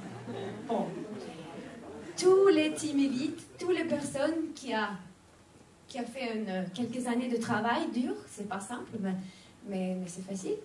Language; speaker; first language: French; non-native, fluent; Swedish